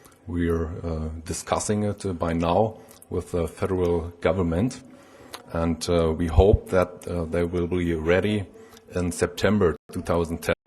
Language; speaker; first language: English; non-native, fluent; German